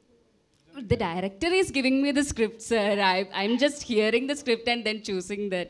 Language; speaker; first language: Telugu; non-native, learner; Tamil